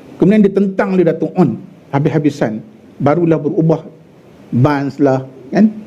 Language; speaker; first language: Malay; native; Malay